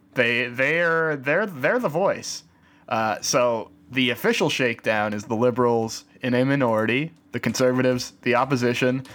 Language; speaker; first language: English; native; English